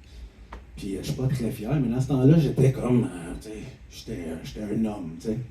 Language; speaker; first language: French; native; French